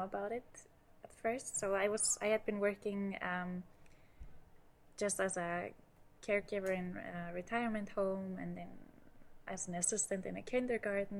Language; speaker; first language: English; non-native, fluent; Icelandic